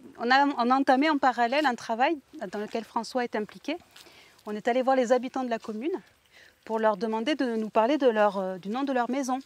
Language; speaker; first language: French; native; French